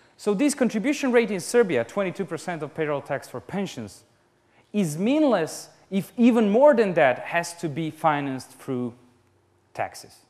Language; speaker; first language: English; non-native, fluent; Serbian